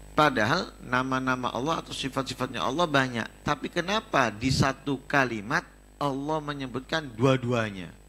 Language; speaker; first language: Indonesian; non-native, local second language; Javanese